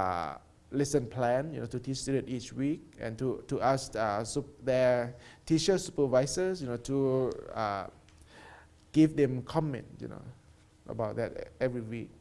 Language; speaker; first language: English; non-native, learner; Thai